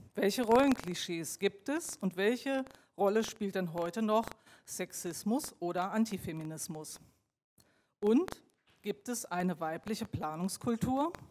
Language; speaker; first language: German; native; German